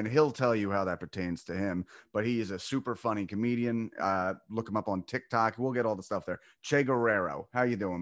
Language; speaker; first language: English; native; English